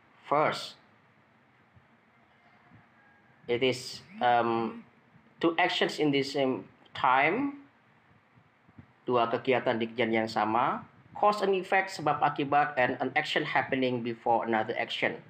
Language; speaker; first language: English; non-native, fluent; Indonesian